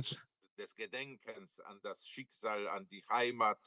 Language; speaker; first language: German; non-native, fluent; Polish